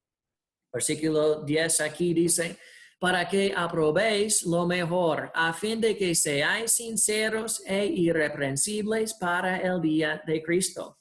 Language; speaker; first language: Spanish; non-native, fluent; English